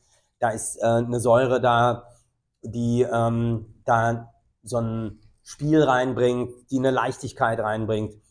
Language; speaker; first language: German; native; German